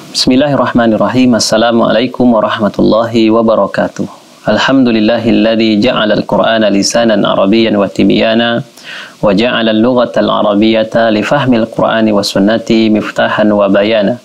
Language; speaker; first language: Arabic; non-native, fluent; Indonesian